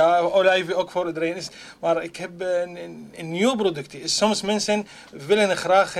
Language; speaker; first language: Dutch; non-native, learner; Arabic